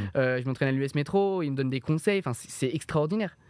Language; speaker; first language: French; native; French